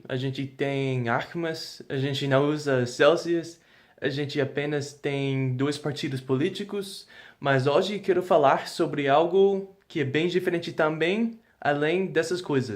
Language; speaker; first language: Portuguese; non-native, fluent; English